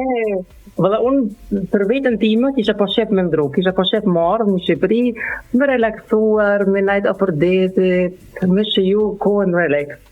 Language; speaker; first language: Albanian; non-native, learner; German